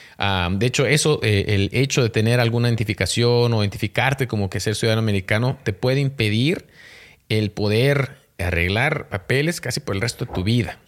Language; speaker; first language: Spanish; native; Spanish